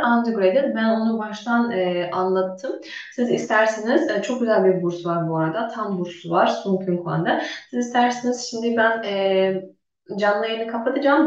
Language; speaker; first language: Turkish; non-native, fluent; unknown